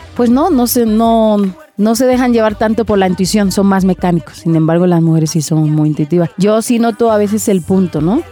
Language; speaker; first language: Spanish; native; Spanish